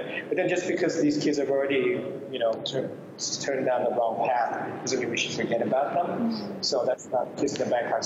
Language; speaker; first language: English; native; English